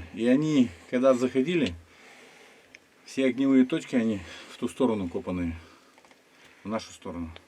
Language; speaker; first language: Russian; native; Russian